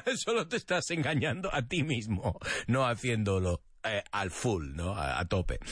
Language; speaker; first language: Spanish; non-native, fluent; English